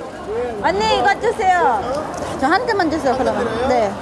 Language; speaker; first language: Korean; non-native, learner; Thai